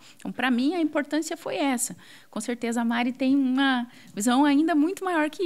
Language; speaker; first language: Portuguese; native; Portuguese